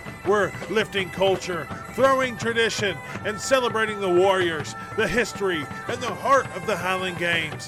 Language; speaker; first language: English; native; English